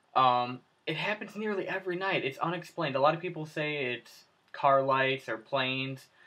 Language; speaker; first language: English; native; English